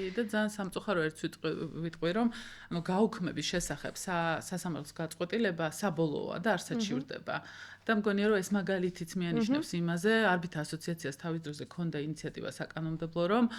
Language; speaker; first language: Georgian; native; Georgian